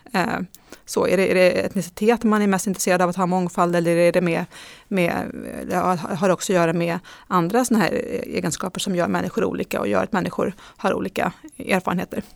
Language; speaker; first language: Swedish; native; Swedish